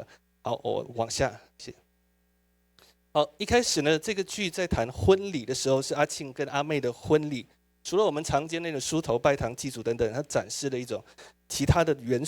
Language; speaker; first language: Chinese; native; Chinese